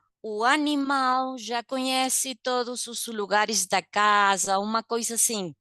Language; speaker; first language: Portuguese; non-native, fluent; Spanish